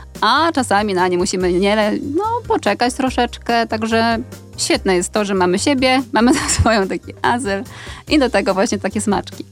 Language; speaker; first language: Polish; native; Polish